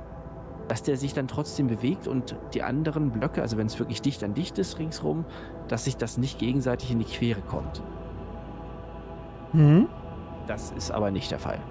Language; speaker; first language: German; native; German